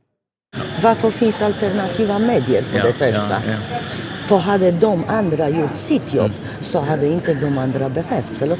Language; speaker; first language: Swedish; non-native, fluent; Polish